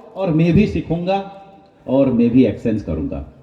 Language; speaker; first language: Hindi; non-native, local second language; Bangla